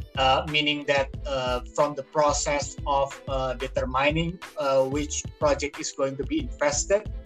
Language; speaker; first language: English; non-native, fluent; Indonesian